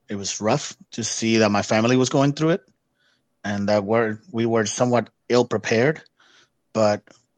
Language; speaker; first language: English; non-native, fluent; Spanish